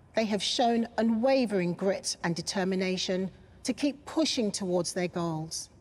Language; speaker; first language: English; native; English